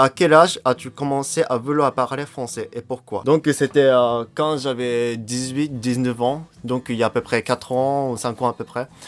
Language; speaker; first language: French; non-native, fluent; Japanese